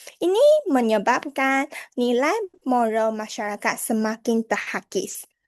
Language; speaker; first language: Malay; non-native, local second language; Chinese